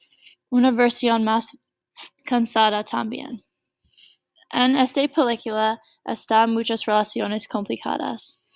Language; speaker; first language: Spanish; non-native, learner; English